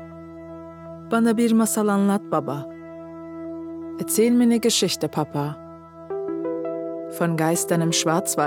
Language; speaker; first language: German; early bilingual, other home language; Turkish